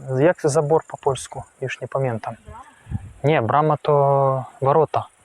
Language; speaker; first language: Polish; non-native, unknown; Ukrainian